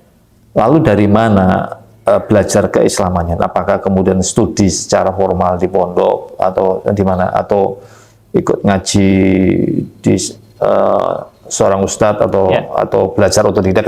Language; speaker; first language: Malay; native; Malay